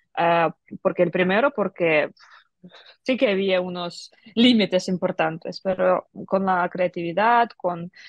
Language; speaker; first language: Spanish; non-native, fluent; Ukrainian